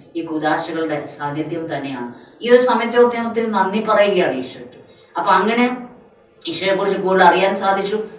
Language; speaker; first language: Malayalam; non-native, local second language; Tamil